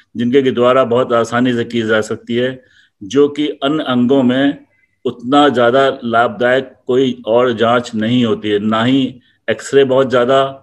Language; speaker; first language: Hindi; native; Hindi